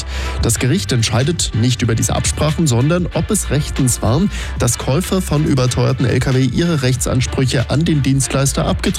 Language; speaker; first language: German; native; German